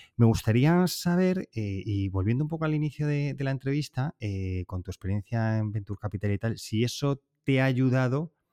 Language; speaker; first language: Spanish; native; Spanish